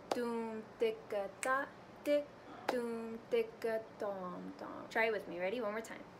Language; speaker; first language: English; native; English